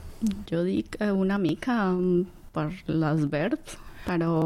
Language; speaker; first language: Catalan; non-native, learner; Spanish